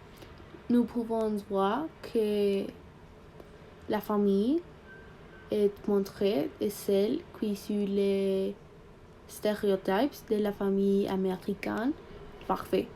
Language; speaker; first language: French; non-native, learner; Spanish